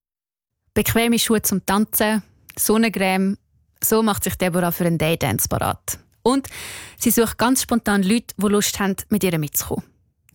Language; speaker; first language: German; native; German